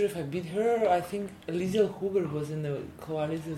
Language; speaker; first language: English; non-native, fluent; Russian